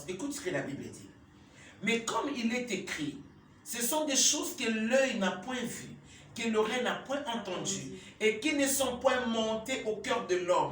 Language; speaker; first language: French; non-native, local second language; Lingala